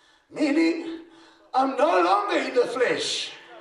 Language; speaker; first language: English; non-native, local second language; Afrikaans